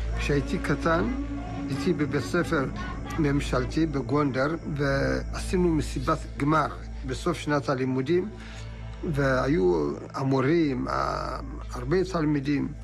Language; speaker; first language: Hebrew; non-native, fluent; Amharic